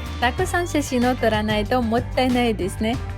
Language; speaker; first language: Japanese; non-native, learner; Russian